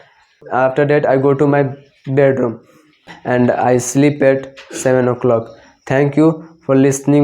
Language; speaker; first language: English; non-native, learner; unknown